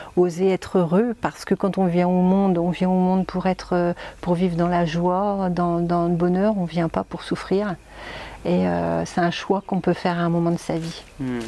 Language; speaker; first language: French; native; French